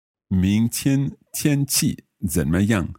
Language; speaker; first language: Chinese; non-native, learner; English